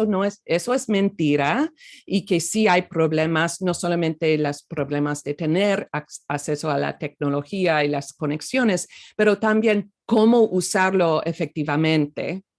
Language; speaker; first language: Spanish; non-native, fluent; English